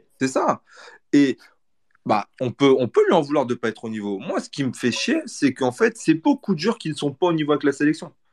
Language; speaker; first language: French; early bilingual, other home language; Portuguese